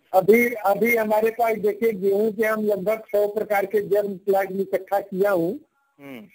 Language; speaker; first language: Hindi; native; Hindi